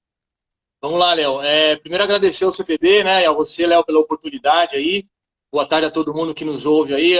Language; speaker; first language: Portuguese; native; Portuguese